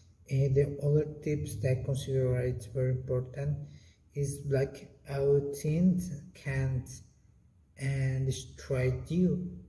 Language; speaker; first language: English; non-native, learner; Spanish